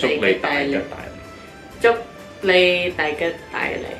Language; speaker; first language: Chinese; non-native, learner; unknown